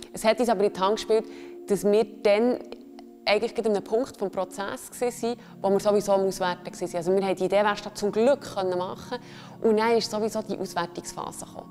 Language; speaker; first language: German; native; German